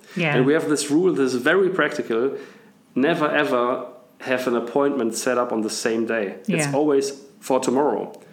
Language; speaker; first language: English; non-native, fluent; German